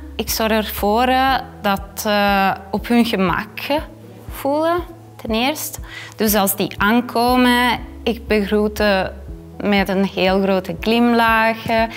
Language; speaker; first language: Dutch; non-native, fluent; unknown